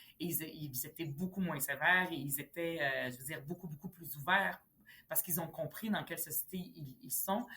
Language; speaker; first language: French; early bilingual, other home language; Arabic